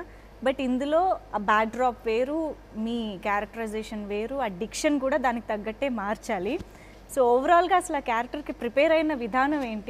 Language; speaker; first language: Telugu; native; Telugu